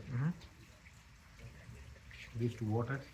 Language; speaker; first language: English; non-native, learner; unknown